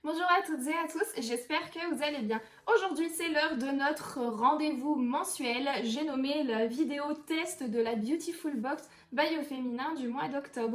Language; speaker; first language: French; native; French